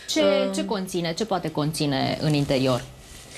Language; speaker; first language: Romanian; native; Romanian